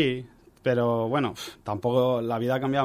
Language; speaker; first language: Spanish; native; Spanish